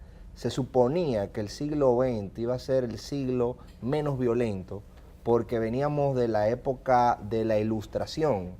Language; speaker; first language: Spanish; native; Spanish